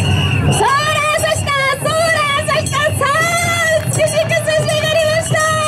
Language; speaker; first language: Japanese; native; Japanese